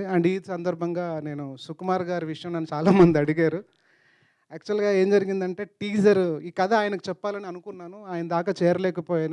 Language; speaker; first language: Telugu; native; Telugu